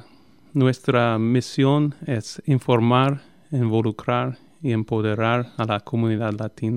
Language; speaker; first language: Spanish; non-native, fluent; English